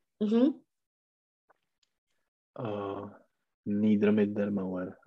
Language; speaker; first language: German; non-native, learner; Czech